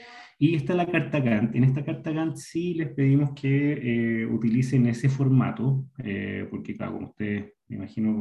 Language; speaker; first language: Spanish; native; Spanish